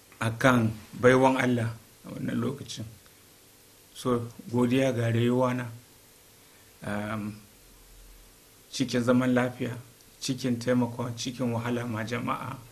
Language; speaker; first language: Hausa; non-native, local second language; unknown